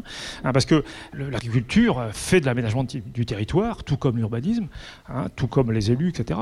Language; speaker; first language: French; native; French